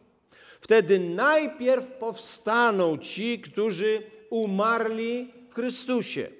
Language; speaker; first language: Polish; native; Polish